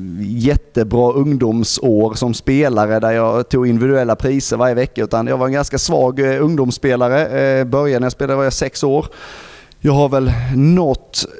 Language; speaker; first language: Swedish; native; Swedish